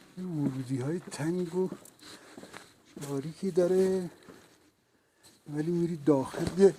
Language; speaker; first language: Persian; native; Persian